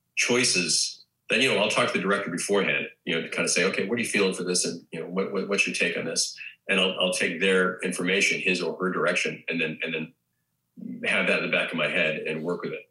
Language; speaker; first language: English; native; English